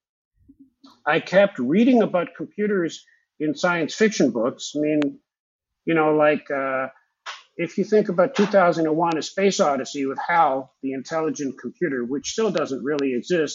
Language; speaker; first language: English; early bilingual, other home language; Hebrew